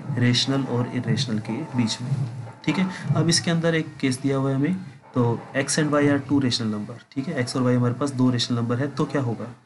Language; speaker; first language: Hindi; native; Hindi